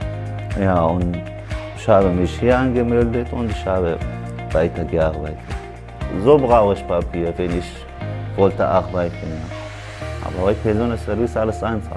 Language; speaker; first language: German; non-native, learner; Arabic